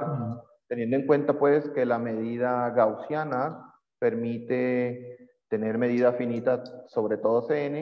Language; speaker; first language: Spanish; native; Spanish